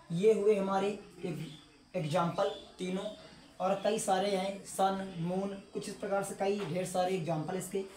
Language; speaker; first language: Hindi; native; Hindi